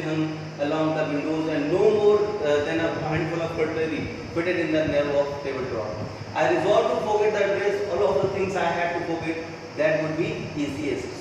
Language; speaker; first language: English; non-native, local second language; Hindi